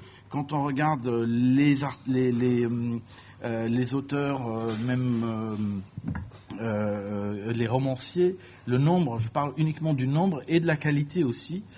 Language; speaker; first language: French; non-native, local second language; Arabic